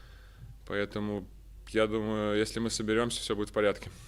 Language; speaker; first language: Russian; native; Russian